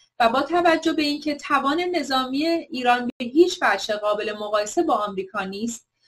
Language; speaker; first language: Persian; native; Persian